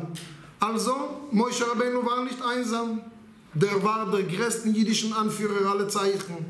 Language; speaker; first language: German; non-native, learner; Hebrew